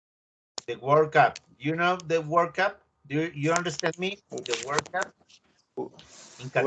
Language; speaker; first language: English; non-native, learner; Spanish